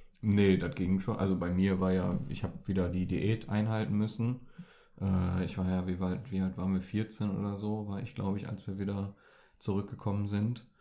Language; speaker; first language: German; early bilingual, other home language; Turkish